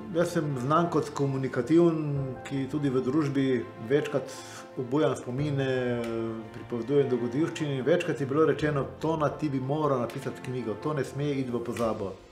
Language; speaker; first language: Slovenian; native; Slovenian